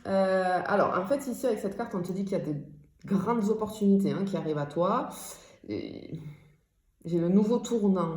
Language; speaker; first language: French; native; French